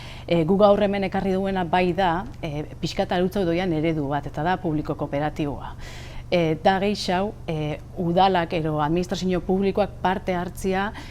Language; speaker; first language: Basque; native; Basque